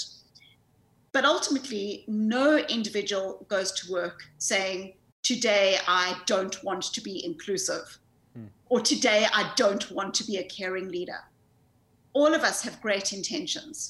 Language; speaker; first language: English; native; English